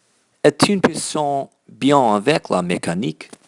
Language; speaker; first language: French; non-native, learner; English